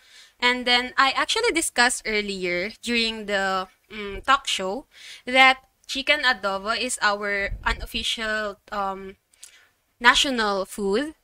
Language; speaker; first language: English; non-native, local second language; Filipino